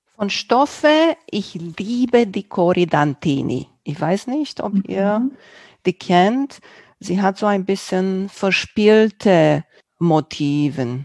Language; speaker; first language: German; non-native, local second language; Romanian